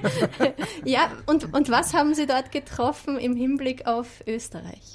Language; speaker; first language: German; native; German